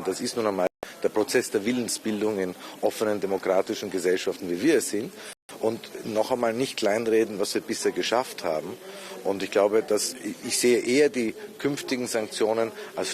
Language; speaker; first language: German; native; German